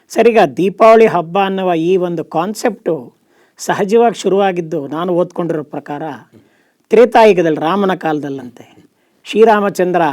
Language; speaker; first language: Kannada; native; Kannada